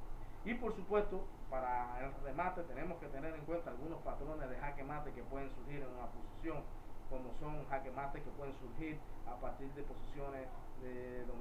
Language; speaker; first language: Spanish; native; Spanish